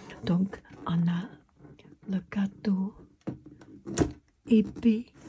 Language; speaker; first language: French; non-native, learner; Chinese